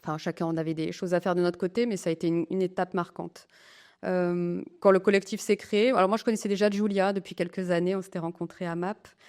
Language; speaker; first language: French; native; French